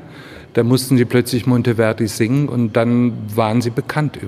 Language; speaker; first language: German; native; German